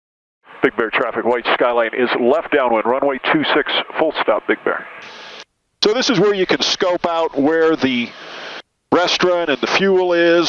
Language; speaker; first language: English; native; English